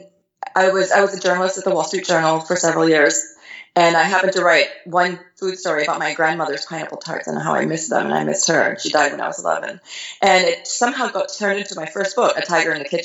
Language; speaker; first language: English; native; English